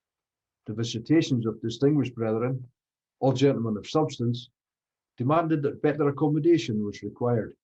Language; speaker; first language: English; native; English